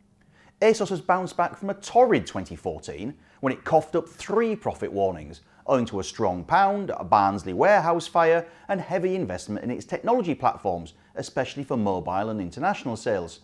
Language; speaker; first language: English; native; English